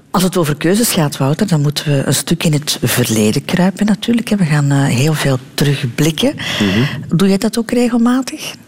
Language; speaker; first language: Dutch; native; Dutch